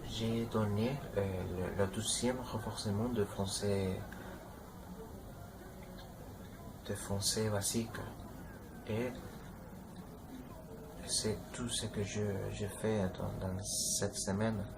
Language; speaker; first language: French; non-native, learner; Spanish